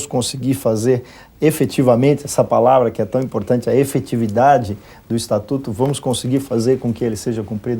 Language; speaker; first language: Portuguese; native; Portuguese